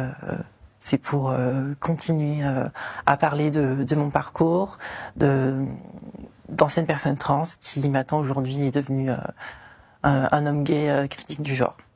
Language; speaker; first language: French; native; French